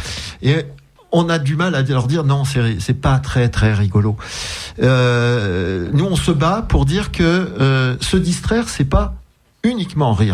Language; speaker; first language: French; native; French